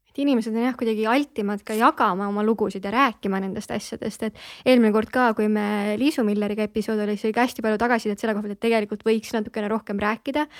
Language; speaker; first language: Estonian; native; Estonian